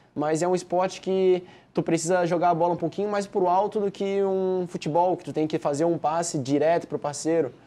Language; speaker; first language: Portuguese; native; Portuguese